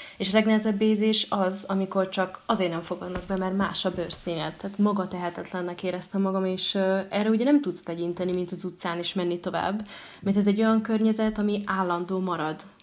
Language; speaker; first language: Hungarian; early bilingual, other home language; Arabic